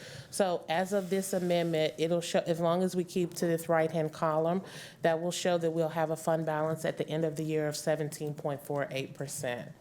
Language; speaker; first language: English; native; English